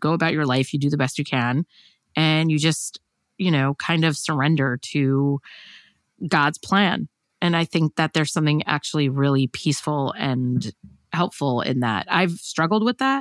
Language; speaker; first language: English; native; English